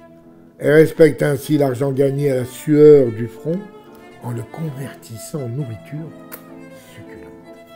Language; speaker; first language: French; native; French